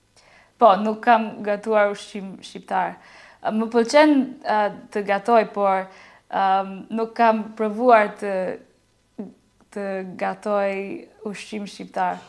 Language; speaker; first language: Albanian; non-native, learner; English